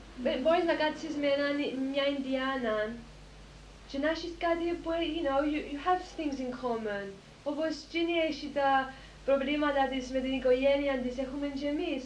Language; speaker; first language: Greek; early bilingual, heritage; Greek